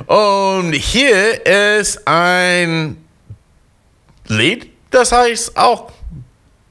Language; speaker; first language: German; non-native, learner; English